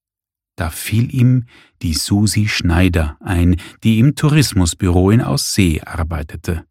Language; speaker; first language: German; native; German